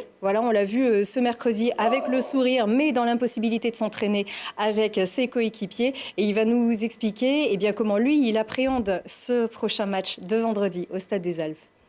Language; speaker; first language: French; native; French